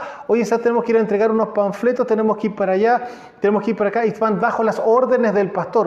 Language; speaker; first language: Spanish; native; Spanish